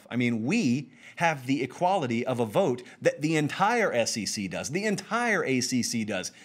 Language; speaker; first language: English; native; English